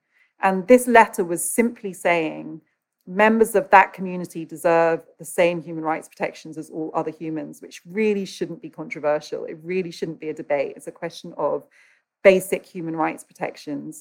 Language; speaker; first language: English; native; English